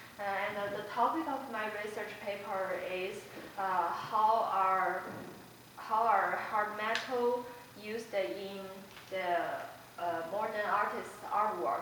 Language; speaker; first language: English; non-native, fluent; Chinese